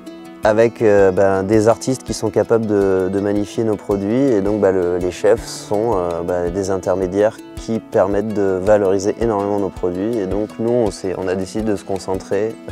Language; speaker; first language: French; native; French